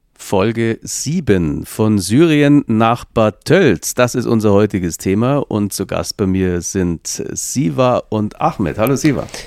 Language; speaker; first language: German; native; German